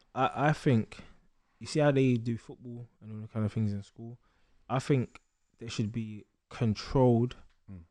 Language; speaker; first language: English; native; English